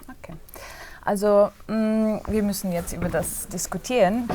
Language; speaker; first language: German; non-native, fluent; Slovenian